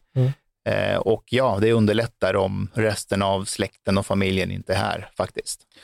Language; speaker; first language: Swedish; early bilingual, other home language; Persian